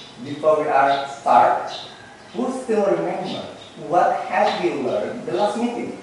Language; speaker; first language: English; non-native, learner; Indonesian